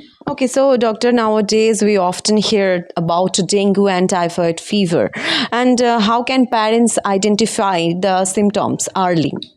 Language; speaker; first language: English; non-native, local second language; Bangla